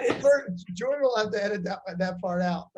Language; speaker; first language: English; native; English